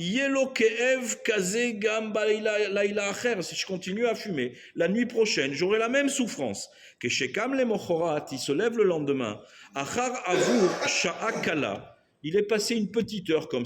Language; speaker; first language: French; native; French